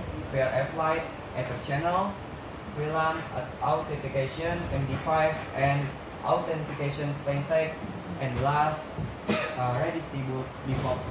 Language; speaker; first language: English; non-native, learner; Indonesian